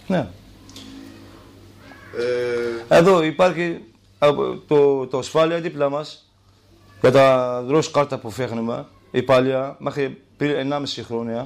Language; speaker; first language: Greek; non-native, learner; Kurdish